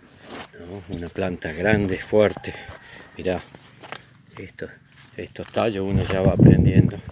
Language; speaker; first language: Spanish; native; Spanish